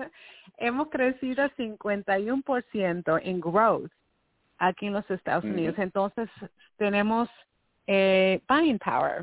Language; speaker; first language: Spanish; early bilingual, heritage; Spanish